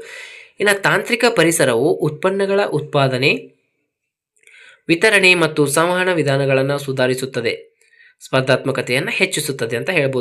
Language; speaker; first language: Kannada; native; Kannada